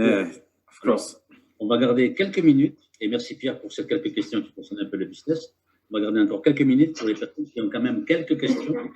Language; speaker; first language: French; native; French